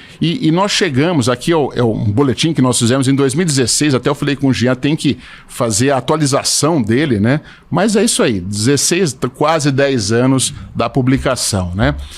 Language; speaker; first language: Portuguese; native; Portuguese